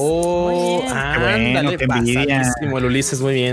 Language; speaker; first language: Spanish; native; Spanish